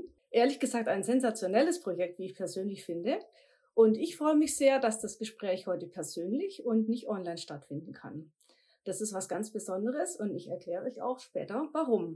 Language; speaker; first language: German; native; German